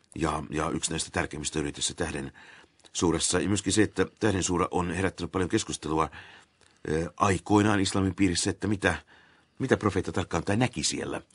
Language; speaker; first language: Finnish; native; Finnish